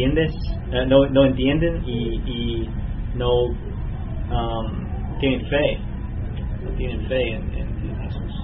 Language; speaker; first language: Spanish; non-native, learner; English